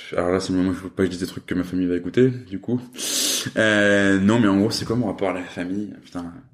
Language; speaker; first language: French; native; French